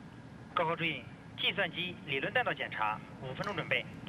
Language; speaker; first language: Chinese; native; Chinese